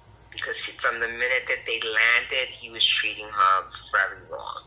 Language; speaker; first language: English; early bilingual, other home language; Spanish